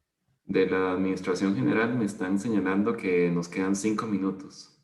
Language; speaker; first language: Spanish; native; Spanish